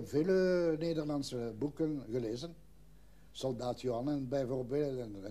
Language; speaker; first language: Dutch; non-native, local second language; French